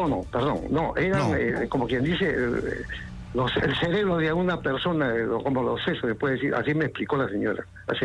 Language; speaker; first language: Spanish; native; Spanish